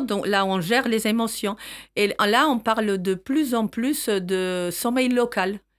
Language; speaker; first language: French; non-native, fluent; Spanish